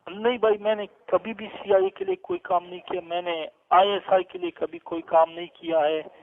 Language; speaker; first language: Urdu; non-native, local second language; Pashto